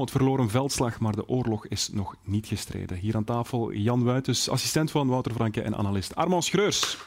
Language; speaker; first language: Dutch; native; Dutch